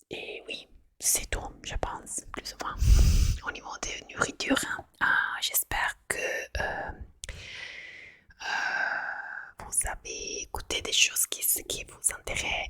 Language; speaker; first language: French; non-native, fluent; Italian